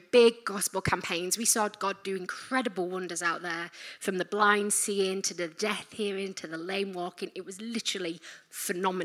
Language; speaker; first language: English; native; English